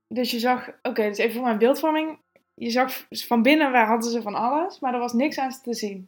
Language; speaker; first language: Dutch; native; Dutch